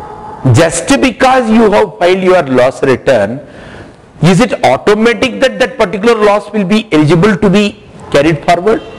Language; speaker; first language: English; non-native, local second language; Hindi